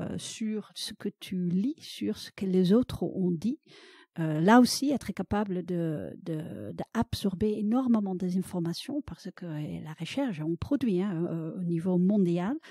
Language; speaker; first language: French; non-native, fluent; Dutch